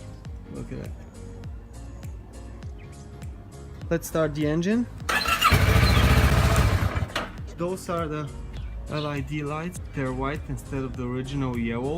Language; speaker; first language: English; non-native, fluent; Bulgarian